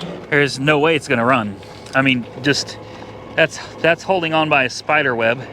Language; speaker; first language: English; native; English